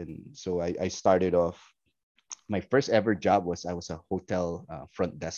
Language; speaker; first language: English; non-native, local second language; Filipino